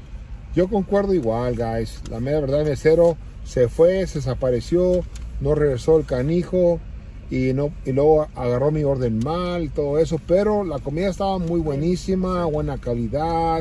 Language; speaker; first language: Spanish; early bilingual, heritage; English